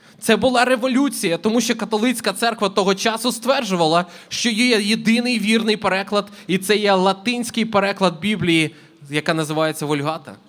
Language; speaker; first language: Ukrainian; native; Ukrainian